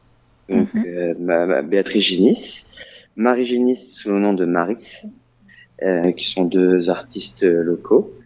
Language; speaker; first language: French; native; French